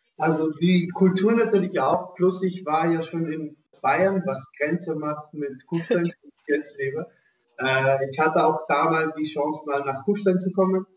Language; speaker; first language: German; non-native, fluent; Portuguese